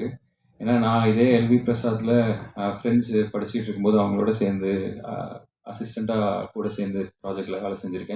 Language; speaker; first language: Tamil; native; Tamil